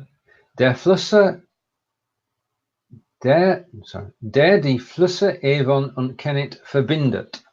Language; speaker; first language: German; non-native, learner; English